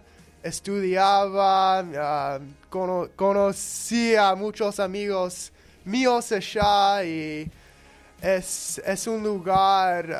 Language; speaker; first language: Spanish; non-native, learner; English